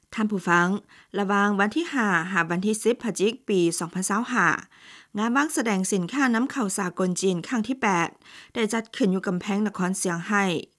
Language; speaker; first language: Thai; non-native, fluent; Chinese